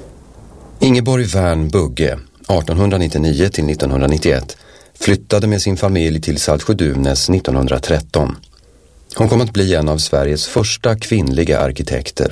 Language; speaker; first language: Swedish; native; Swedish